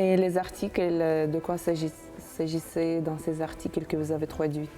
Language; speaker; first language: French; non-native, fluent; Uzbek